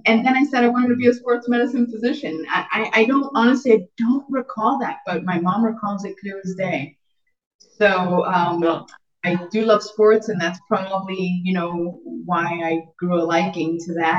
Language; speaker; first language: English; native; English